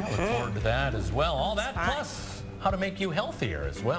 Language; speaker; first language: English; native; English